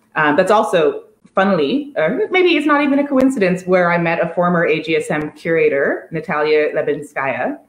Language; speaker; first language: English; native; English